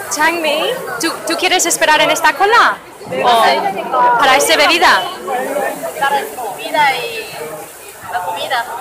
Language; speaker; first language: Spanish; non-native, learner; English